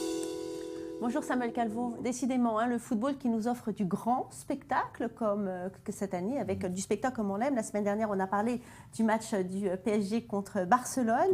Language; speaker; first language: French; native; French